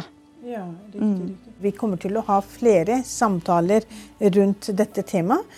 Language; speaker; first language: Norwegian; non-native, fluent; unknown